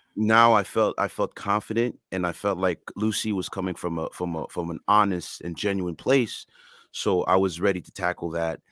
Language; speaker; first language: English; non-native, fluent; French